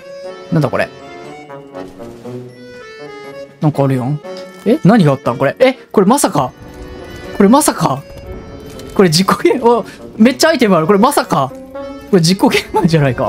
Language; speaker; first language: Japanese; native; Japanese